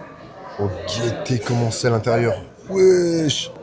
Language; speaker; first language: French; native; French